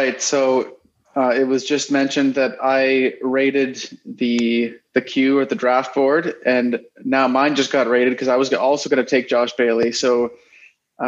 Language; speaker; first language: English; native; English